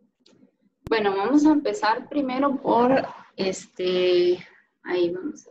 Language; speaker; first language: Spanish; native; Spanish